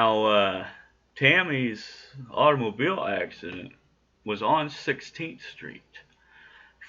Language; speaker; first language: English; native; English